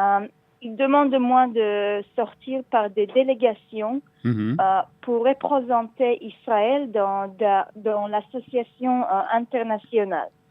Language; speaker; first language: French; non-native, learner; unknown